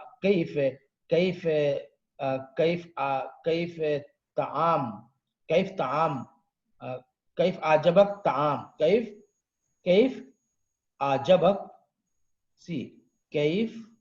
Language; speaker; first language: Arabic; non-native, fluent; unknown